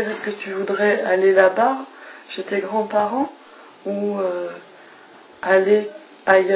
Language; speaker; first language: French; non-native, fluent; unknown